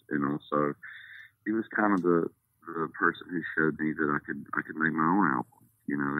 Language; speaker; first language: English; native; English